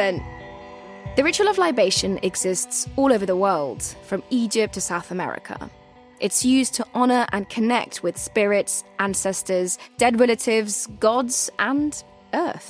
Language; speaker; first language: English; native; English